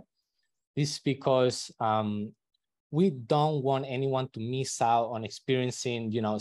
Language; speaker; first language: English; non-native, fluent; Spanish